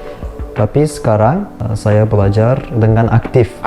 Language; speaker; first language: Indonesian; non-native, learner; Turkish